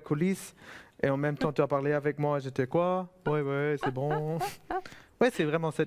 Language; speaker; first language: French; non-native, fluent; German